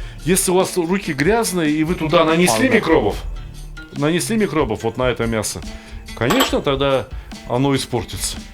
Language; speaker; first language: Russian; native; Russian